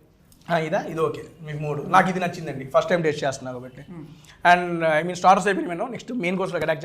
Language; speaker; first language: Telugu; native; Telugu